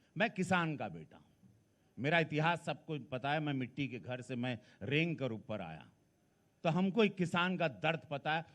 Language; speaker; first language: Hindi; native; Hindi